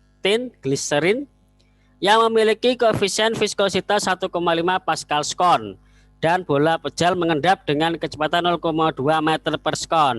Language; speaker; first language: Indonesian; native; Indonesian